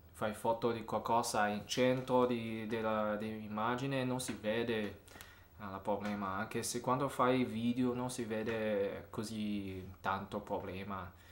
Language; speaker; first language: Italian; non-native, learner; English